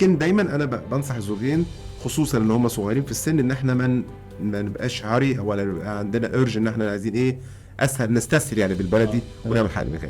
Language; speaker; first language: Arabic; native; Arabic